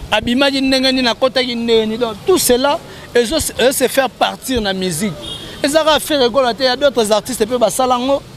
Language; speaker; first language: Lingala; native; Lingala